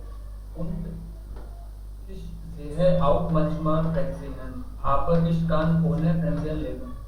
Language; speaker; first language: German; non-native, learner; Hindi